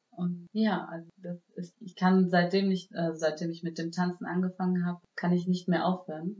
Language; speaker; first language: German; native; German